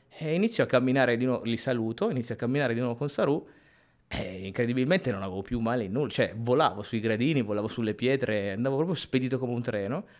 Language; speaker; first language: Italian; native; Italian